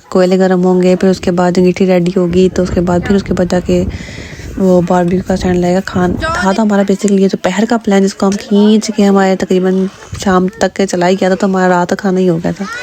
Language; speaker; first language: Urdu; native; Urdu